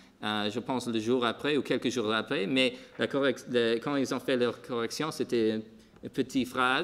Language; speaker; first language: French; non-native, local second language; English